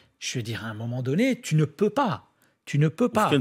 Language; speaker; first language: French; native; French